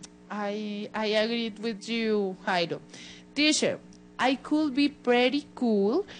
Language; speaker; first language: English; non-native, learner; Spanish